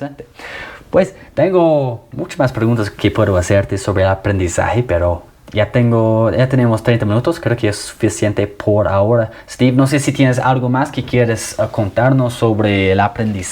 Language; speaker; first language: Spanish; non-native, fluent; English